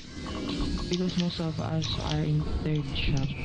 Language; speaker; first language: English; non-native, local second language; Filipino